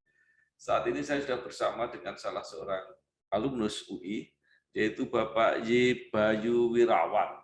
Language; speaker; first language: Indonesian; native; Indonesian